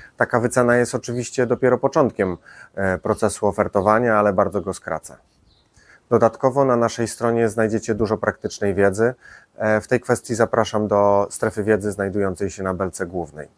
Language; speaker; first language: Polish; native; Polish